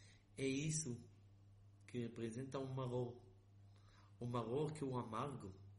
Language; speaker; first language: Portuguese; non-native, fluent; Hebrew